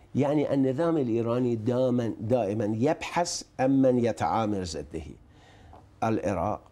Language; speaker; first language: Arabic; non-native, fluent; Persian